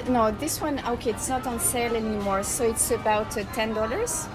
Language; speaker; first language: English; non-native, fluent; French